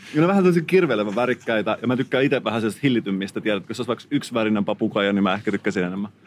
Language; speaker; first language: Finnish; native; Finnish